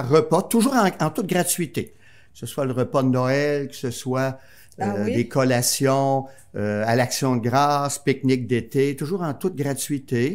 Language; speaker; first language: French; native; French